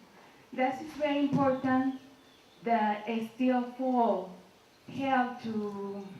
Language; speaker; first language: English; non-native, learner; Spanish